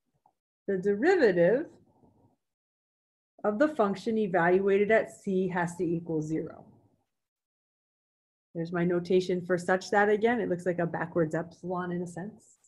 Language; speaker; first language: English; native; English